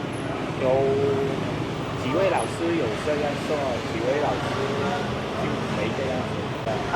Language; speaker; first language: Chinese; early bilingual, heritage; Chinese